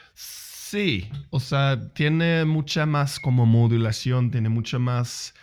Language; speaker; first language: Spanish; non-native, fluent; Swedish